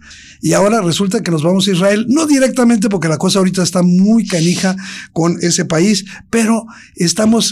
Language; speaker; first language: Spanish; native; Spanish